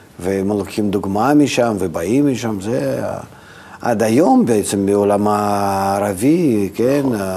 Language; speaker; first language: Hebrew; non-native, fluent; Russian